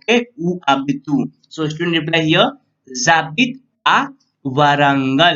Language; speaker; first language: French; non-native, learner; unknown